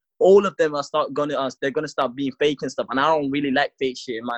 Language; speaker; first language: English; native; English